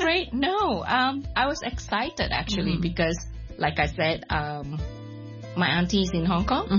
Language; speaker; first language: English; non-native, local second language; Min Nan Chinese